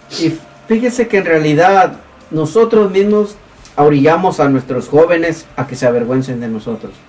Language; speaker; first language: Spanish; native; Spanish